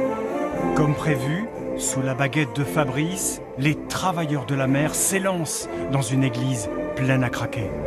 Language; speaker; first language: French; native; French